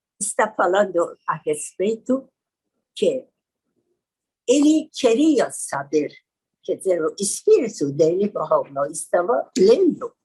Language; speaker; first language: Portuguese; non-native, learner; Persian